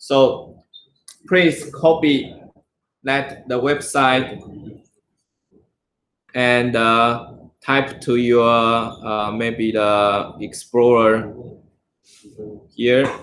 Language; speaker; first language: English; non-native, learner; Chinese